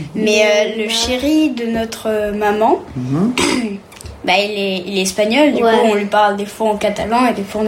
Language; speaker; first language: French; early bilingual, heritage; French